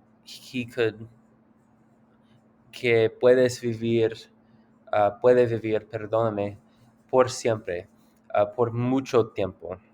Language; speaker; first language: Spanish; non-native, learner; English